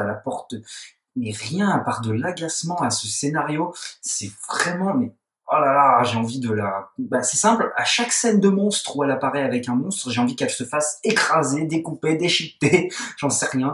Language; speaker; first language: French; native; French